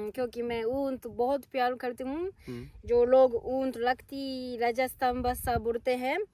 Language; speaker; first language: Hindi; non-native, learner; Japanese